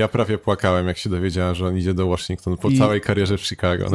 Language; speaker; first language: Polish; native; Polish